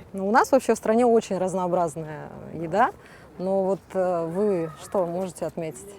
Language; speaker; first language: Russian; native; Russian